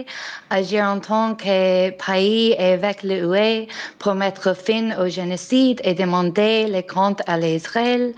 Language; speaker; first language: French; non-native, learner; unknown